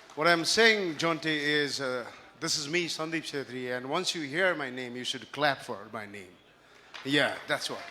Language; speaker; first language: English; non-native, local second language; Nepali